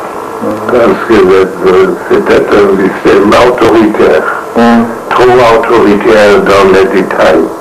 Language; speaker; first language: French; non-native, learner; German